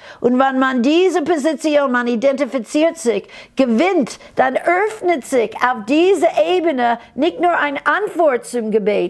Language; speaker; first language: German; non-native, fluent; English